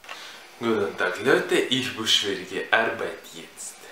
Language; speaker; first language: German; non-native, learner; Russian